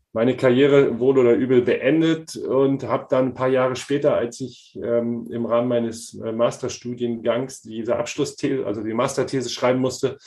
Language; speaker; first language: German; native; German